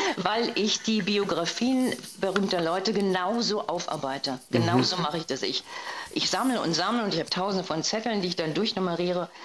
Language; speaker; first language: German; native; German